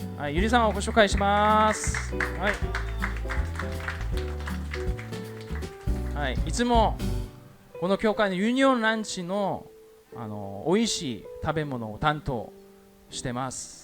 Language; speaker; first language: Japanese; non-native, fluent; Korean